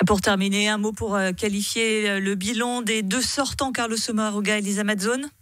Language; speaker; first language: French; native; French